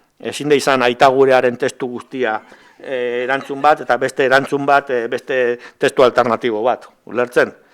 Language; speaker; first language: Basque; native; Basque